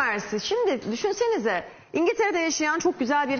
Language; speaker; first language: Turkish; native; Turkish